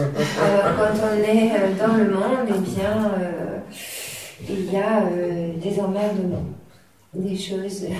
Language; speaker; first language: French; native; French